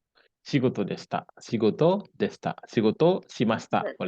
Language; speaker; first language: Japanese; non-native, fluent; Indonesian